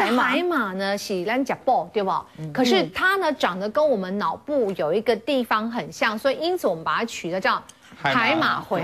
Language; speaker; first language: Chinese; native; Chinese